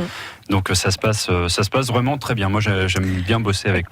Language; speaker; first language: French; native; French